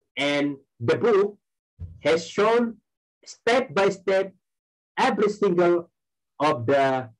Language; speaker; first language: English; non-native, local second language; Malay